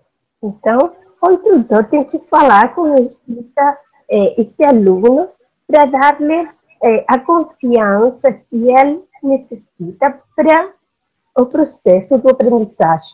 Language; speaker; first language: Portuguese; non-native, learner; Spanish